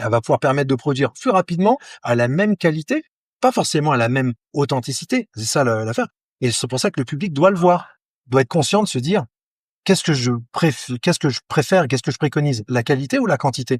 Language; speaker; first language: French; native; French